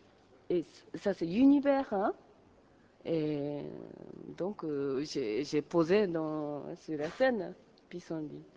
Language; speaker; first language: French; non-native, learner; Japanese